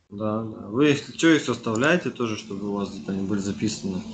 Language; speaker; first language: Russian; native; Russian